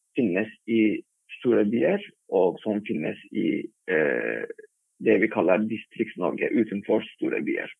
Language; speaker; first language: Norwegian; non-native, fluent; Turkish